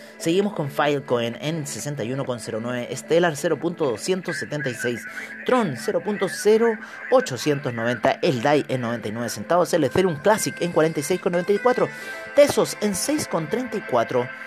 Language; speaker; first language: Spanish; native; Spanish